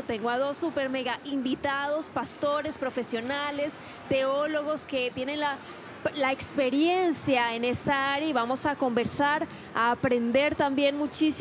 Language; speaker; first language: Spanish; native; Spanish